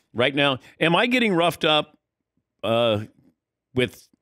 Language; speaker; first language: English; native; English